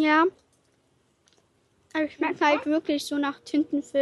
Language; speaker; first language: German; native; German